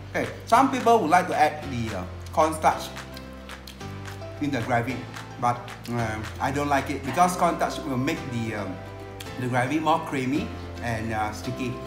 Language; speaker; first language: English; non-native, local second language; Chinese